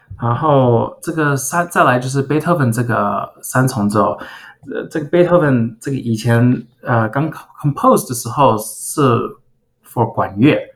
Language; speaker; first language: Chinese; early bilingual, heritage; Chinese